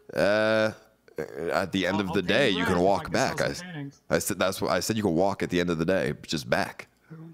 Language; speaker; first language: English; native; English